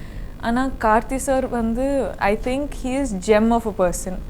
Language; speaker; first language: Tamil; non-native, learner; Kodava